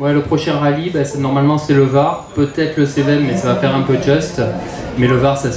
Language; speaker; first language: French; native; French